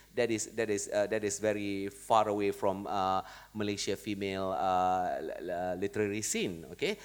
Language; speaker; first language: English; non-native, local second language; Malay